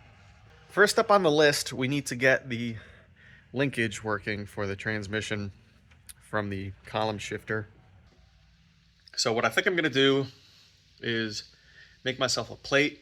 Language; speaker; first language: English; native; English